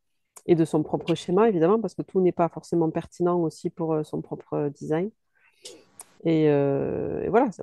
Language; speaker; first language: French; native; French